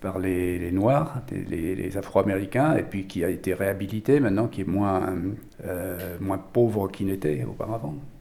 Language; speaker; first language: French; native; French